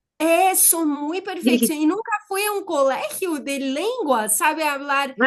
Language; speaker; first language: Spanish; non-native, fluent; Portuguese